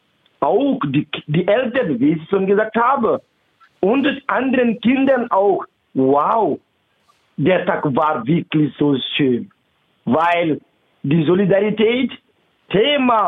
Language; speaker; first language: German; non-native, fluent; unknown